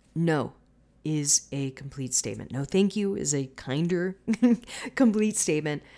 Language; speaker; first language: English; native; English